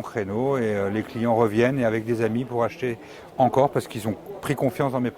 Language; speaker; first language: French; native; French